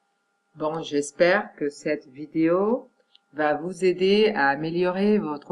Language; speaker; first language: French; non-native, fluent; Catalan